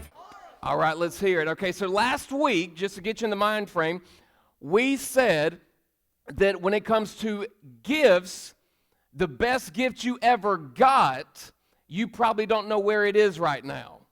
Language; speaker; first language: English; native; English